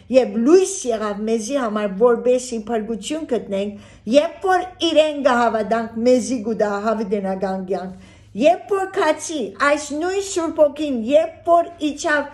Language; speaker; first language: Armenian; early bilingual, heritage; Armenian